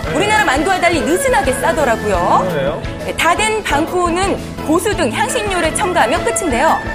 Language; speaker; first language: Korean; native; Korean